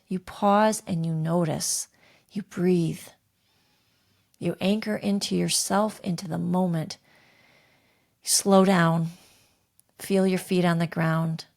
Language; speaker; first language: English; native; English